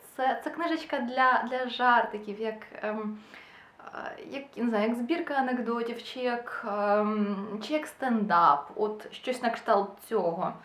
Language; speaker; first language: Ukrainian; non-native, local second language; Russian